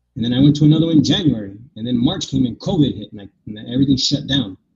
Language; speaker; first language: English; native; English